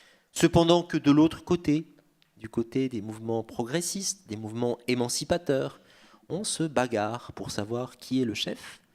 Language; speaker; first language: French; native; French